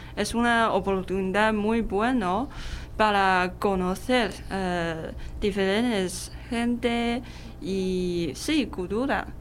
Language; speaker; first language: Spanish; non-native, learner; Chinese